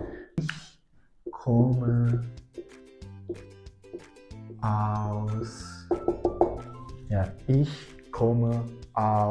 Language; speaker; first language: German; non-native, fluent; Indonesian